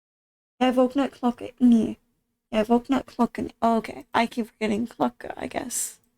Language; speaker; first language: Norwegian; non-native, learner; English